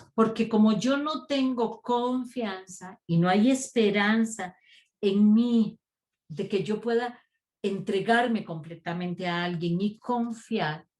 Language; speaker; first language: Spanish; native; Spanish